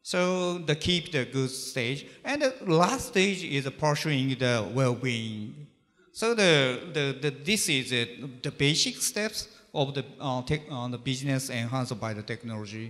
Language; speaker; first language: English; non-native, learner; Japanese